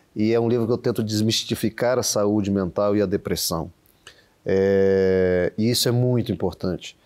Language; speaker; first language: Portuguese; native; Portuguese